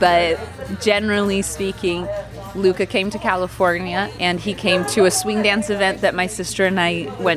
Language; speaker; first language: English; native; English